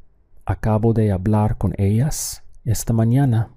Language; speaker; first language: Spanish; non-native, fluent; English